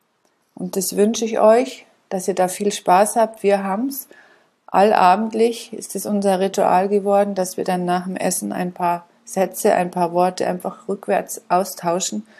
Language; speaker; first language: German; native; German